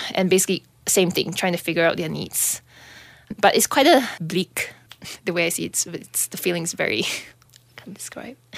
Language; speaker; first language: English; non-native, local second language; Chinese